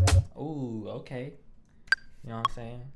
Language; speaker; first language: English; native; English